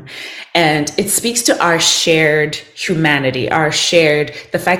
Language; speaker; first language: English; non-native, local second language; Shona